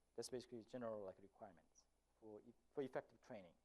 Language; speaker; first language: English; non-native, fluent; Korean